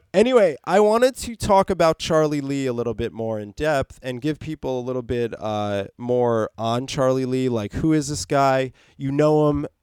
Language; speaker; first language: English; native; English